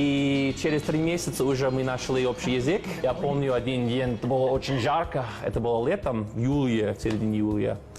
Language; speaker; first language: Russian; non-native, fluent; English